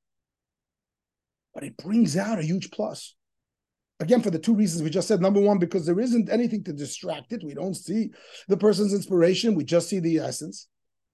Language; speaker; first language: English; native; English